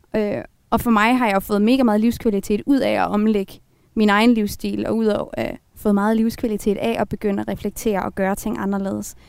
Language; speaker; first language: Danish; native; Danish